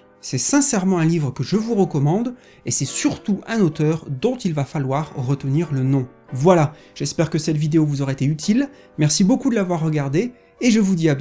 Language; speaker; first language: French; native; French